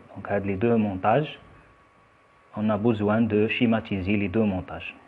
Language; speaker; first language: French; non-native, local second language; Arabic